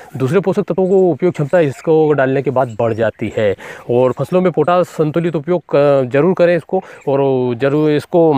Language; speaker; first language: Hindi; native; Hindi